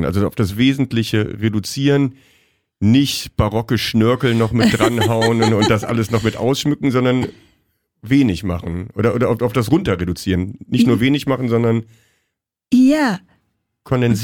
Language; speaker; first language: German; native; German